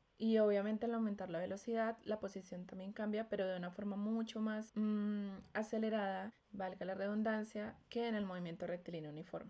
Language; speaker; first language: Spanish; native; Spanish